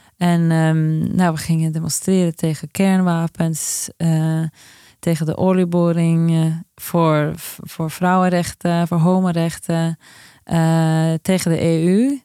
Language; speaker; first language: Dutch; non-native, fluent; Norwegian